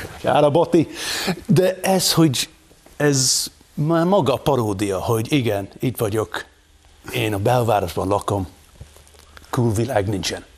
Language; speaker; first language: Hungarian; non-native, fluent; English